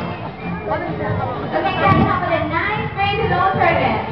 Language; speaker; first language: English; non-native, local second language; Filipino